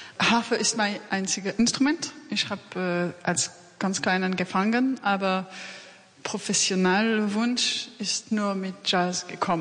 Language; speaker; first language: German; non-native, learner; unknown